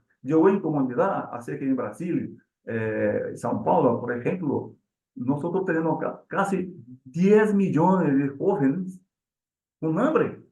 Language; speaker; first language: Spanish; non-native, learner; Portuguese